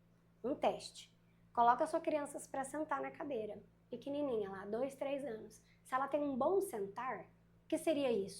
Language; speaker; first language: Portuguese; native; Portuguese